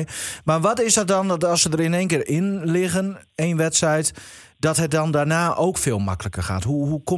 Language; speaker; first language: Dutch; native; Dutch